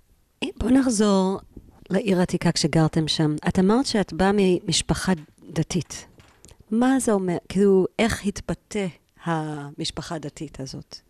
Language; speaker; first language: Hebrew; native; Hebrew